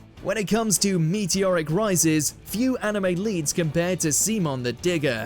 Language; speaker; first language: English; native; English